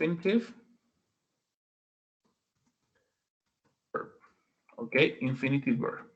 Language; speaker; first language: English; non-native, fluent; Spanish